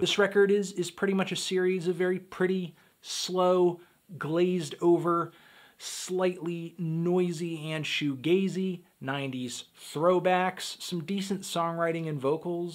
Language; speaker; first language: English; native; English